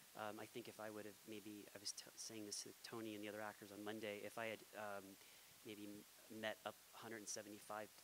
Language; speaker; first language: English; native; English